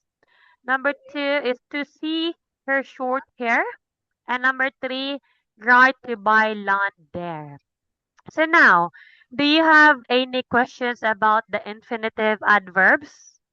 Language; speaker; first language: English; non-native, fluent; Cebuano